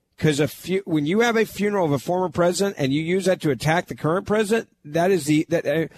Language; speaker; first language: English; native; English